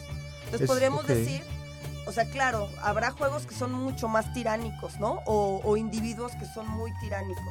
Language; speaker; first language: Spanish; native; Spanish